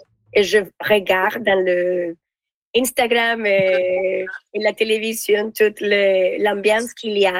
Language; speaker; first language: French; non-native, learner; Spanish